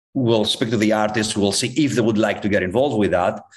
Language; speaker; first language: English; non-native, fluent; Greek